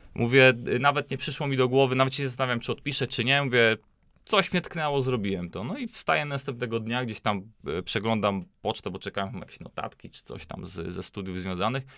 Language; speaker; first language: Polish; native; Polish